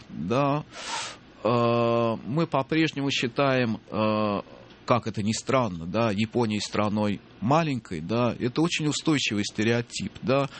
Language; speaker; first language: Russian; native; Russian